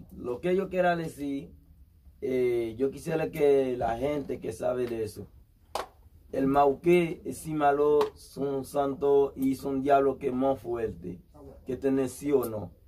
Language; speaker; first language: Spanish; non-native, learner; Haitian Creole